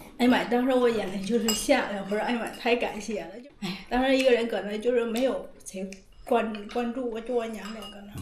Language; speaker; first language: Chinese; non-native, fluent; Vietnamese